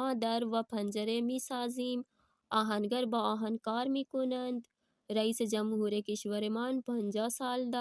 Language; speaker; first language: Persian; non-native, learner; Urdu